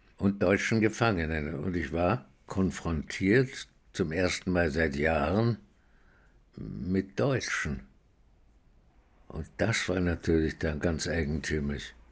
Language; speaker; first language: German; native; German